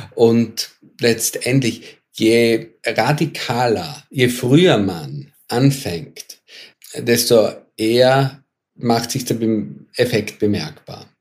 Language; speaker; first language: German; native; German